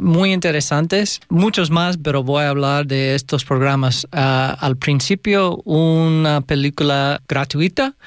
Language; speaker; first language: Spanish; non-native, learner; English